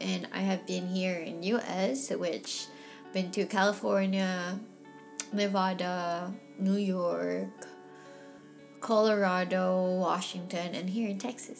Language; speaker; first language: English; non-native, local second language; Filipino